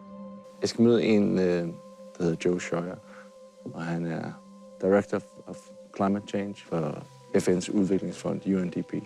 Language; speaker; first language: Danish; native; Danish